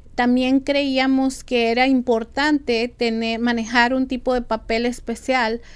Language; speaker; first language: Spanish; native; Spanish